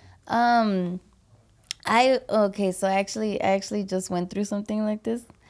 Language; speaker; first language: English; early bilingual, other home language; Spanish